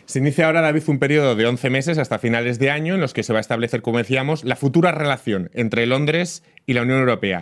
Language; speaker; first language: Spanish; native; Spanish